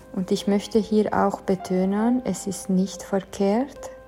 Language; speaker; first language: German; non-native, fluent; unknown